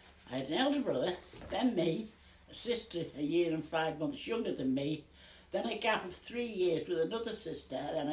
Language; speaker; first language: English; native; English